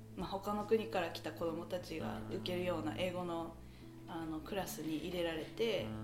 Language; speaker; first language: Japanese; early bilingual, heritage; English